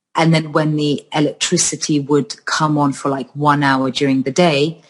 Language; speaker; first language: English; early bilingual, other home language; Georgian